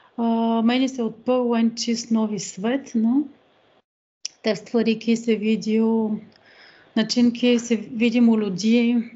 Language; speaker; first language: Slovenian; non-native, fluent; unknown